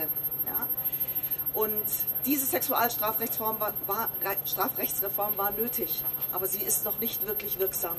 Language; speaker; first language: German; native; German